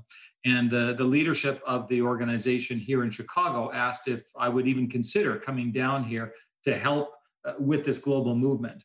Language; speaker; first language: English; native; English